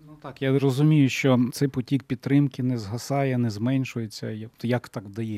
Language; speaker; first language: Ukrainian; native; Ukrainian